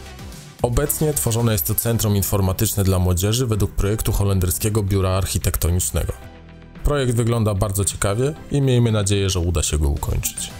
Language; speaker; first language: Polish; native; Polish